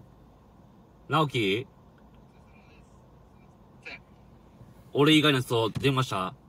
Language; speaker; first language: Japanese; native; Japanese